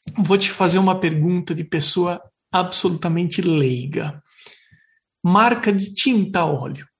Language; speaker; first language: Portuguese; native; Portuguese